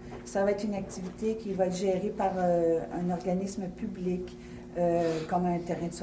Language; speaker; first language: French; native; French